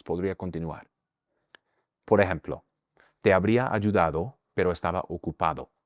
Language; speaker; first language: Spanish; non-native, fluent; English